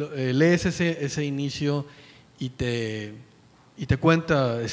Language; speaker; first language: Spanish; native; Spanish